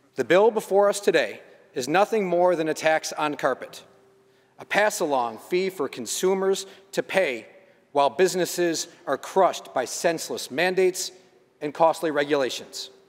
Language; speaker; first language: English; native; English